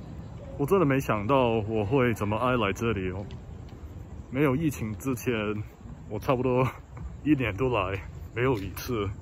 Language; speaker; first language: Chinese; non-native, learner; English